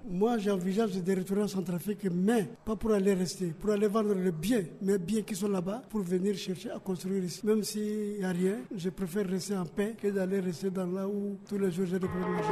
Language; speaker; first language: French; non-native, local second language; Soninke